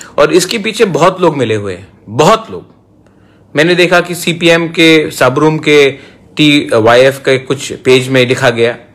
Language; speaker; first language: Hindi; non-native, local second language; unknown